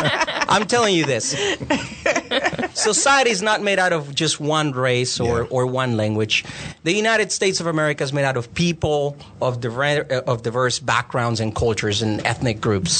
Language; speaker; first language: English; non-native, fluent; Spanish